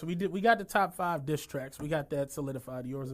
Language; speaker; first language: English; native; English